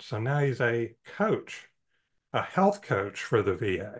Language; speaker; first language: English; native; English